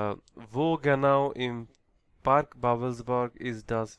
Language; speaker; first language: German; non-native, learner; Bangla